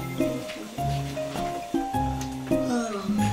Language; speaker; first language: Korean; early bilingual, other home language; Mongolian